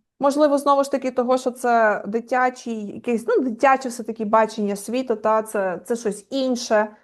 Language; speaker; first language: Ukrainian; native; Ukrainian